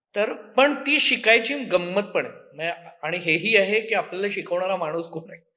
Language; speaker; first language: Marathi; native; Marathi